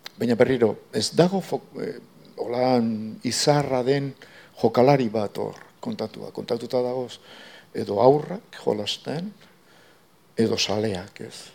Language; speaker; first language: Basque; native; Basque